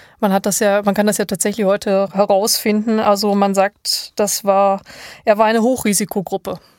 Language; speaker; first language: German; native; German